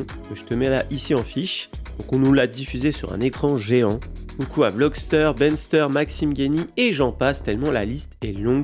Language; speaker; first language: French; native; French